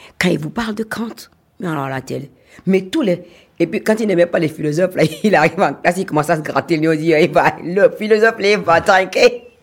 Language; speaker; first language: French; non-native, local second language; Fon